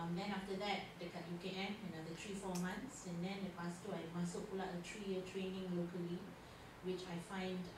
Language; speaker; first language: English; non-native, local second language; Malay